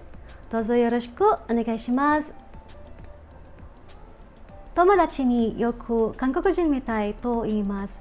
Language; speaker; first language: Japanese; non-native, learner; Filipino